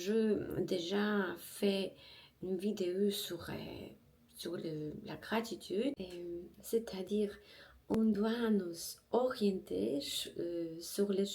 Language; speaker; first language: French; non-native, learner; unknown